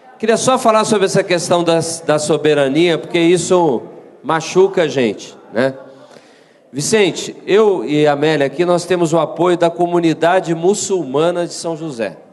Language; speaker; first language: Portuguese; native; Portuguese